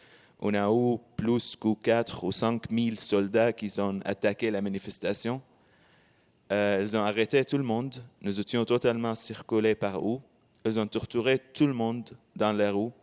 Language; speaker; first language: French; non-native, learner; Arabic